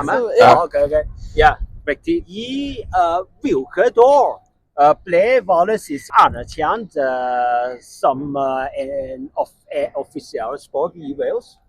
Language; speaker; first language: Norwegian; non-native, learner; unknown